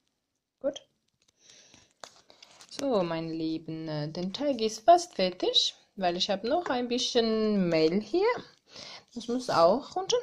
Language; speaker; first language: German; non-native, learner; Armenian